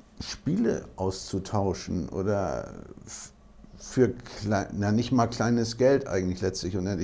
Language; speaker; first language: German; native; German